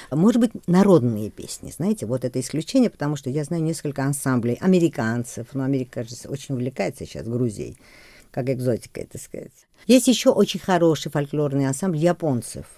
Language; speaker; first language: Russian; non-native, local second language; Georgian